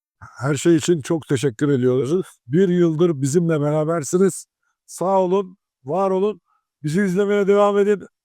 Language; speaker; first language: Turkish; native; Turkish